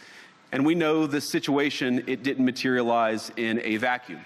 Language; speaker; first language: English; native; English